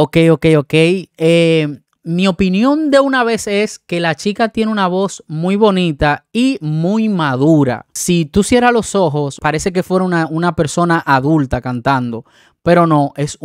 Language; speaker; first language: Spanish; native; Spanish